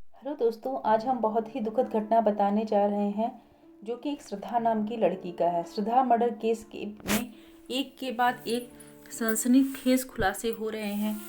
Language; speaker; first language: Hindi; native; Hindi